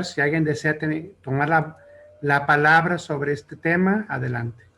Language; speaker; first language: Spanish; native; Spanish